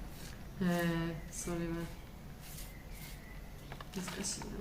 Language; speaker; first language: Japanese; non-native, learner; Georgian